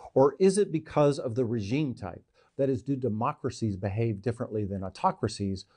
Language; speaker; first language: English; native; English